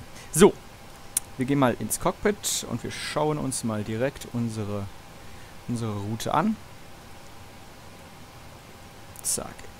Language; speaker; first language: German; native; German